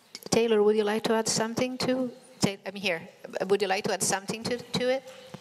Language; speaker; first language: English; non-native, fluent; Italian